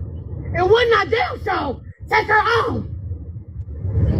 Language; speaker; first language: English; native; English